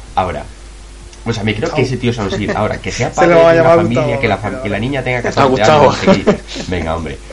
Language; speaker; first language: Spanish; native; Spanish